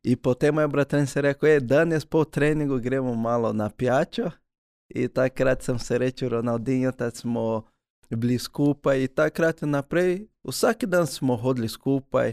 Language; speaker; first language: Slovenian; early bilingual, other home language; Portuguese